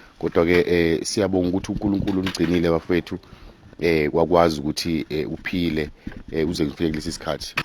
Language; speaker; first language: Zulu; native; Zulu